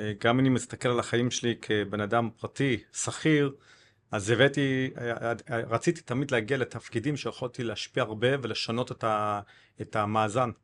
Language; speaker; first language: Hebrew; non-native, fluent; English